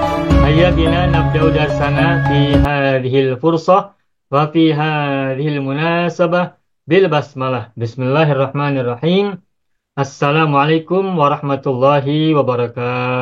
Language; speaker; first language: Arabic; non-native, fluent; Indonesian